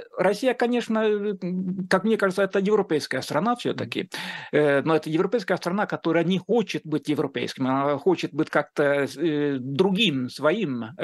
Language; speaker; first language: Russian; non-native, fluent; Finnish